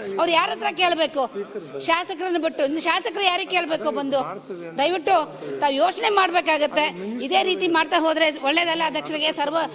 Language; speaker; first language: Kannada; native; Kannada